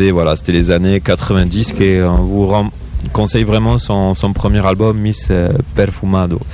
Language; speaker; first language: French; native; French